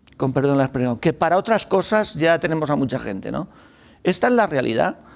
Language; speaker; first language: Spanish; native; Spanish